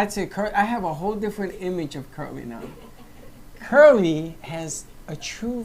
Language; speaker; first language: English; native; English